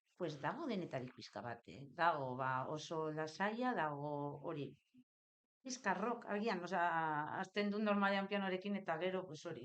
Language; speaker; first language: Basque; non-native, local second language; Spanish